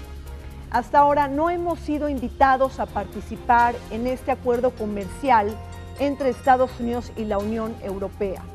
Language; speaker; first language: Spanish; native; Spanish